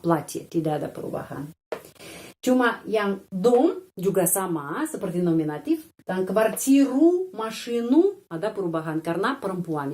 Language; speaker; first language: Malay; non-native, fluent; Russian